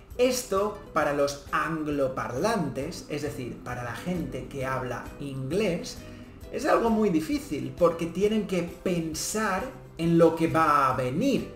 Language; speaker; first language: Spanish; native; Spanish